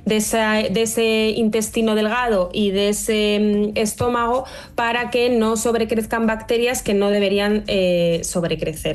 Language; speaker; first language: Spanish; native; Spanish